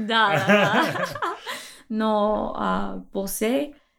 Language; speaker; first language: Russian; non-native, learner; English